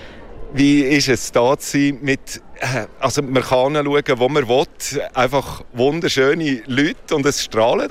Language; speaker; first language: German; native; German